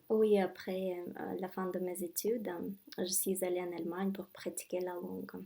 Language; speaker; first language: French; non-native, fluent; Russian